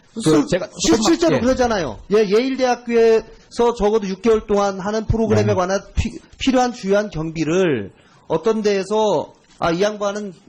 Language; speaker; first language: Korean; native; Korean